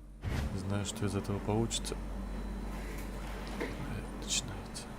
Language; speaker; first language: Russian; native; Russian